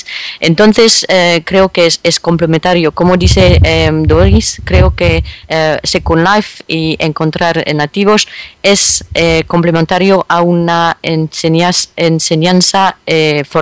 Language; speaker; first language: Spanish; non-native, fluent; French